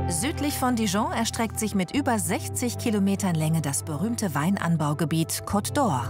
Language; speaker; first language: German; native; German